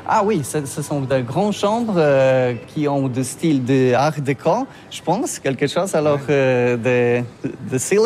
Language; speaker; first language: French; non-native, learner; Polish